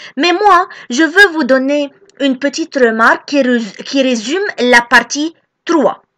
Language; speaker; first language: French; non-native, local second language; Arabic